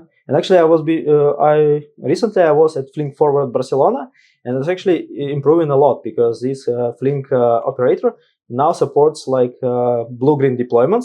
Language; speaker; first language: English; non-native, fluent; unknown